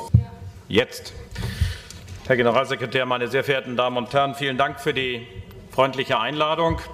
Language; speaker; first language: German; native; German